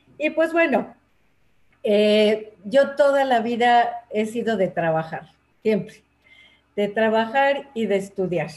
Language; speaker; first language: Spanish; native; Spanish